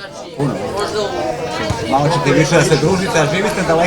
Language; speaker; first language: Serbian; native; Serbian